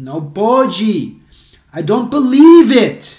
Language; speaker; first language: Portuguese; non-native, fluent; English